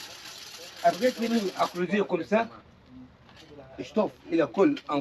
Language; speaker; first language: French; non-native, learner; Arabic